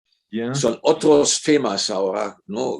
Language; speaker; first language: Spanish; non-native, fluent; German